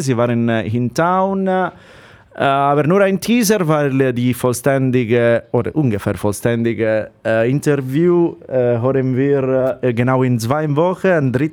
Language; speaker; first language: German; non-native, learner; Italian